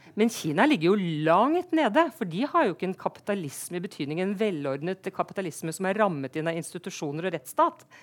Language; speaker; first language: Norwegian; native; Norwegian